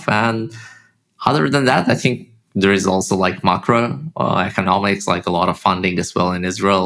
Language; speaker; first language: English; non-native, fluent; Russian